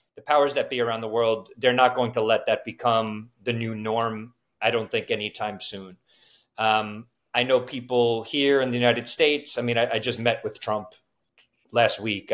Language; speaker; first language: English; native; English